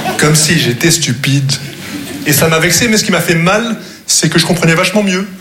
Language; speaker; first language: French; non-native, local second language; Arabic